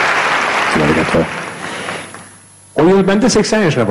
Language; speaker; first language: Japanese; non-native, learner; Turkish